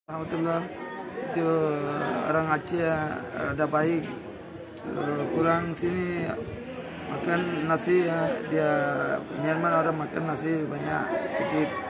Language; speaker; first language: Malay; non-native, learner; Rohingya